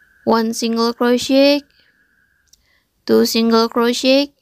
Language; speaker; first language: English; non-native, local second language; Indonesian